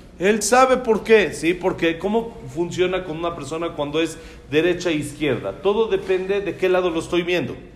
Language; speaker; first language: Spanish; native; Spanish